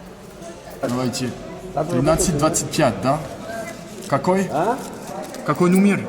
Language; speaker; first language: Russian; non-native, learner; French